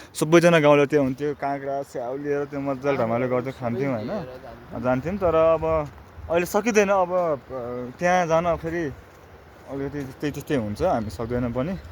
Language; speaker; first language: Nepali; native; Nepali